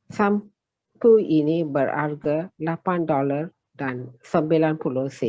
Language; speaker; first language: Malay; non-native, learner; Tamil